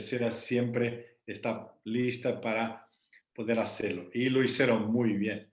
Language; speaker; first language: Spanish; non-native, fluent; Portuguese